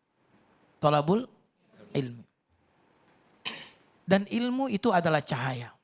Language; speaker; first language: Indonesian; native; Indonesian